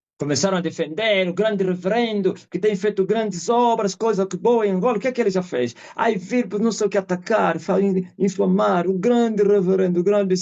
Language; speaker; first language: Portuguese; non-native, local second language; Kongo